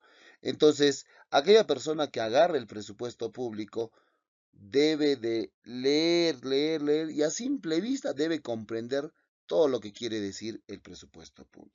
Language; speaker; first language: Spanish; native; Spanish